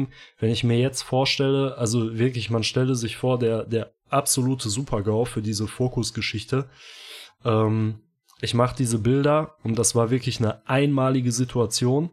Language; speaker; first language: German; native; German